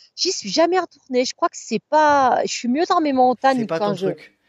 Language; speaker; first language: French; native; French